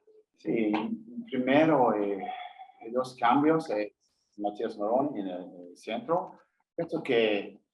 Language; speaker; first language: Spanish; non-native, learner; English